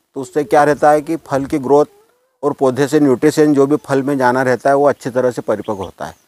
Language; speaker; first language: Hindi; native; Hindi